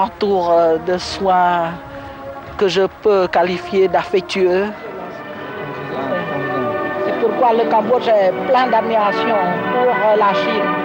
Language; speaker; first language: French; non-native, local second language; Khmer